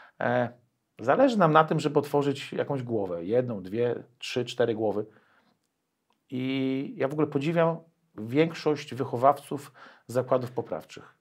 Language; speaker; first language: Polish; native; Polish